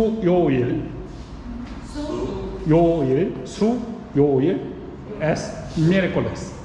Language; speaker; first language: Spanish; non-native, learner; Korean